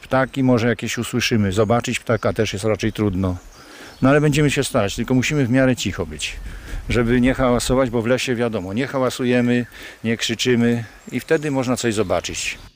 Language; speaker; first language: Polish; native; Polish